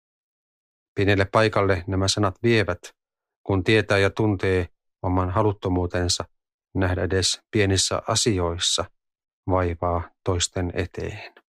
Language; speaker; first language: Finnish; native; Finnish